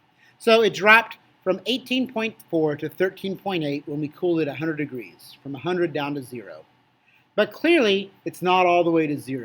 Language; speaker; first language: English; native; English